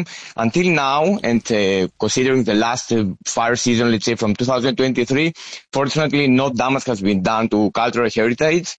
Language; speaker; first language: English; non-native, fluent; Greek